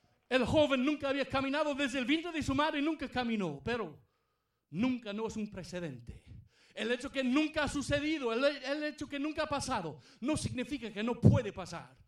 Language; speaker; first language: Spanish; non-native, fluent; English